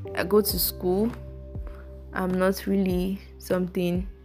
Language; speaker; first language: English; non-native, local second language; Yoruba